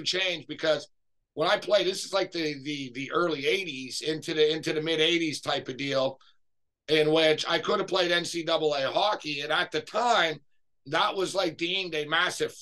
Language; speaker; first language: English; native; English